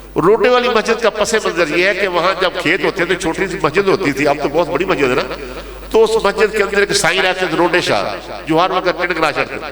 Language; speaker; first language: Urdu; non-native, local second language; Punjabi